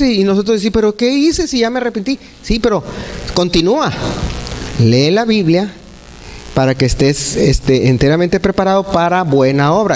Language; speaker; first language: Spanish; native; Spanish